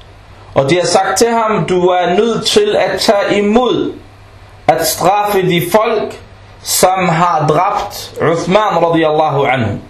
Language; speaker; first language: Danish; non-native, local second language; Arabic